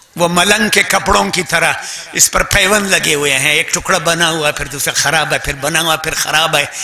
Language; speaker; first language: Urdu; non-native, local second language; Brahui